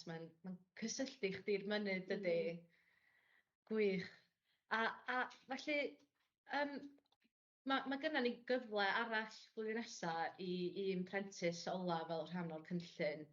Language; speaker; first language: Welsh; native; Welsh